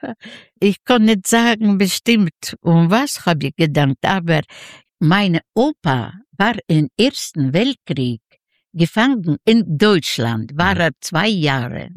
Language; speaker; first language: German; non-native, learner; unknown